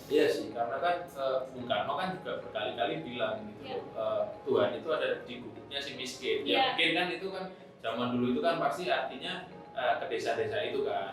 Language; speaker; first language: Indonesian; native; Indonesian